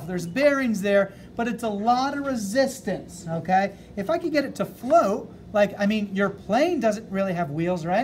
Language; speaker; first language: English; native; English